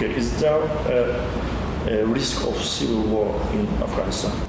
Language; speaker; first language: English; non-native, learner; Turkish